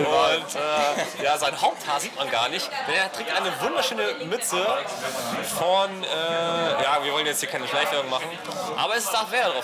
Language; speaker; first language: German; native; German